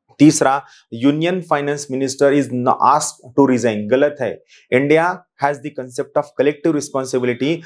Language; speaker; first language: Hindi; non-native, local second language; Marathi